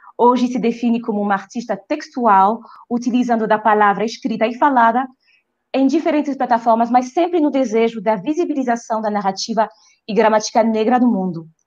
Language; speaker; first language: Portuguese; non-native, fluent; French